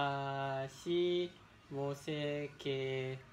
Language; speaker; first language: Portuguese; non-native, learner; Japanese